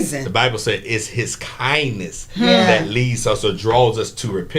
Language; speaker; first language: English; native; English